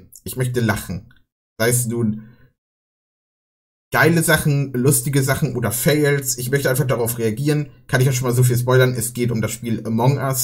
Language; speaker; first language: German; native; German